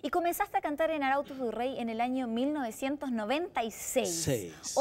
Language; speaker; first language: Spanish; native; Spanish